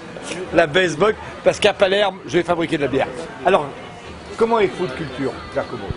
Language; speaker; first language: French; native; French